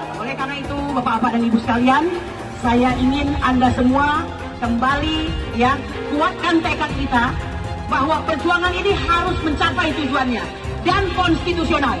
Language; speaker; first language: Indonesian; non-native, local second language; Madurese